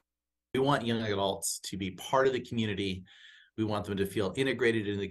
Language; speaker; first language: English; native; English